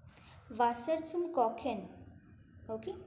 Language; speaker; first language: German; non-native, fluent; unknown